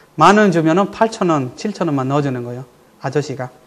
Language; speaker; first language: Korean; non-native, fluent; Burmese